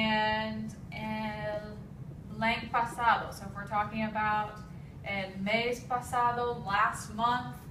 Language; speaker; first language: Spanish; non-native, fluent; English